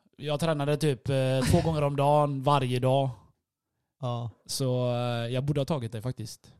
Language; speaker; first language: Swedish; early bilingual, other home language; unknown